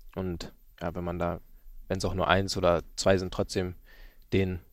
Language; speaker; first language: German; native; German